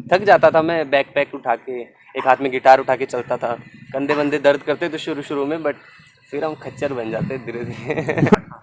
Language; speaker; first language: Hindi; native; Hindi